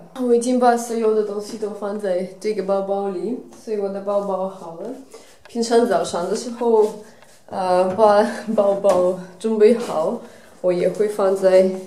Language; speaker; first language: Chinese; non-native, fluent; Russian